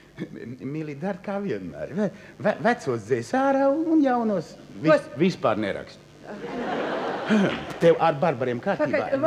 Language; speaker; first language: Latvian; native; Latvian